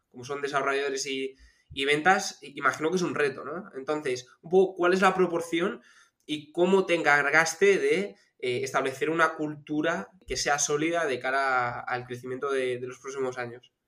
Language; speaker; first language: Spanish; native; Spanish